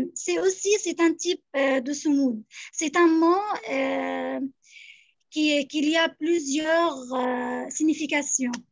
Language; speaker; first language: French; non-native, fluent; Arabic